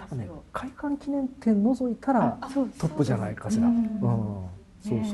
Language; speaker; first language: Japanese; native; Japanese